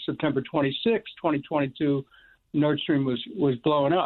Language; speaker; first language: English; native; English